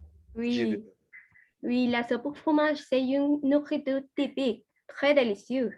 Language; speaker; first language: French; non-native, learner; Spanish